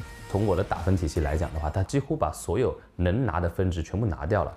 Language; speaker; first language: Chinese; native; Chinese